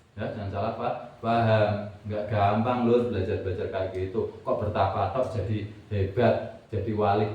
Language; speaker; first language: Indonesian; non-native, local second language; Javanese